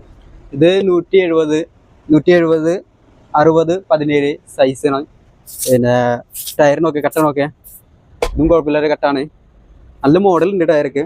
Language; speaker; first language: Malayalam; non-native, local second language; Hindi